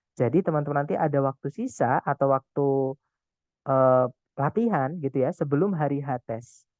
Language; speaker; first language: Indonesian; non-native, local second language; Javanese